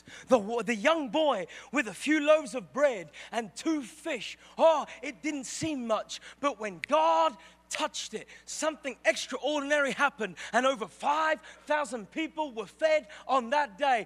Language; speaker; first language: English; native; English